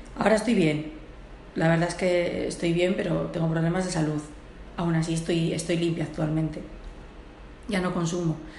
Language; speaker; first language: Spanish; early bilingual, heritage; Spanish